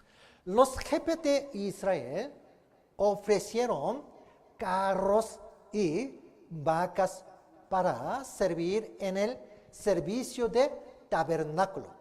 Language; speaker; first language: Spanish; non-native, learner; Korean